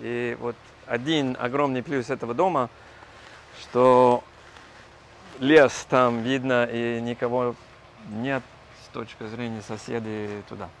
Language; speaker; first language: Russian; non-native, fluent; English